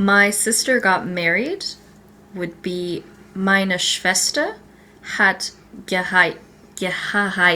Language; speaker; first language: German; non-native, learner; English